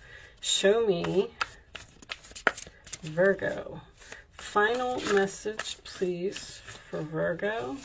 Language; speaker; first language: English; native; English